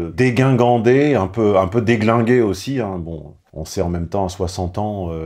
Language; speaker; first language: French; native; French